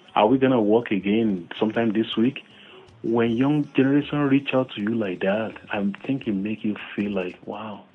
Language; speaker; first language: English; non-native, local second language; Yoruba